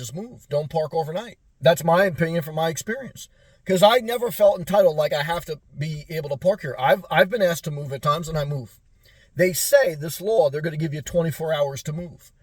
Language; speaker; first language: English; native; English